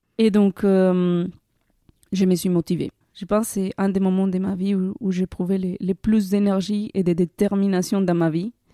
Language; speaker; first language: French; non-native, fluent; Spanish